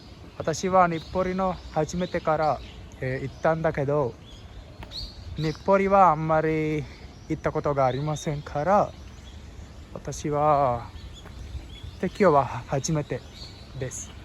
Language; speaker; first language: Japanese; non-native, learner; Sinhala